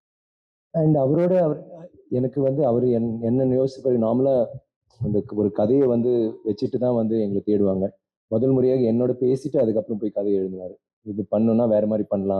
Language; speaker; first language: Tamil; native; Tamil